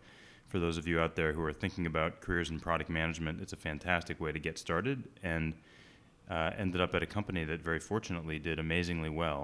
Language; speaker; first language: English; native; English